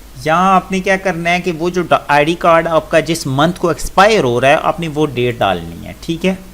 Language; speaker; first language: Urdu; non-native, local second language; Punjabi